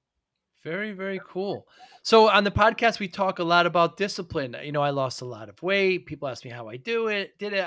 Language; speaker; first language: English; native; English